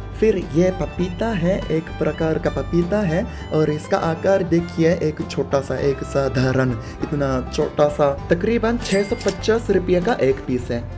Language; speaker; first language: Hindi; non-native, fluent; Japanese